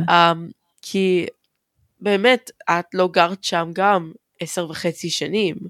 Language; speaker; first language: Hebrew; early bilingual, other home language; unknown